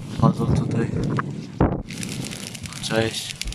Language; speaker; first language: Polish; native; Polish